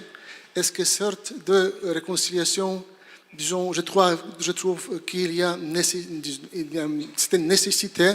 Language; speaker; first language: French; non-native, fluent; Polish